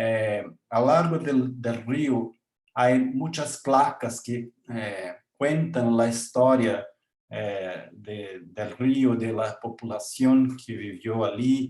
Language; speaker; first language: Spanish; non-native, learner; Portuguese